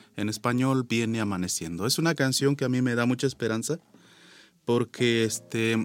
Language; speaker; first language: Spanish; non-native, local second language; Nahuatl languages